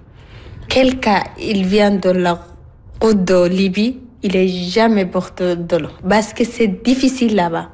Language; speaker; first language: French; non-native, learner; Arabic